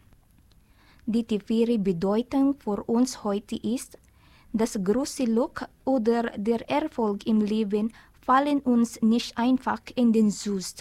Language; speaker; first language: German; non-native, learner; Filipino